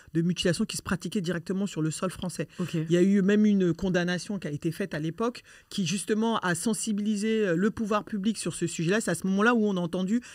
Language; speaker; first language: French; native; French